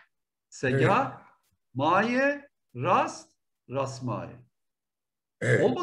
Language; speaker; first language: Turkish; native; Turkish